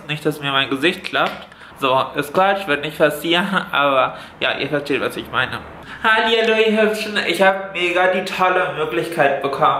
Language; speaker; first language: German; native; German